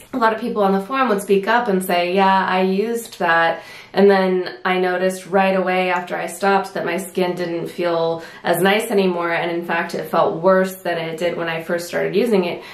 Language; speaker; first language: English; native; English